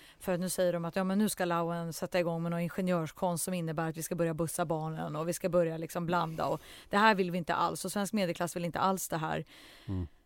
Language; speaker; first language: Swedish; early bilingual, other home language; Central Kurdish